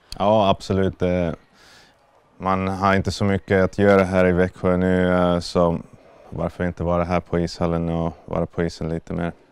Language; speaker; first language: Swedish; non-native, fluent; Finnish